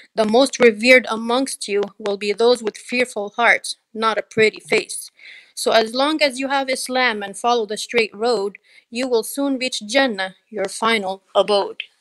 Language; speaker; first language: English; native; English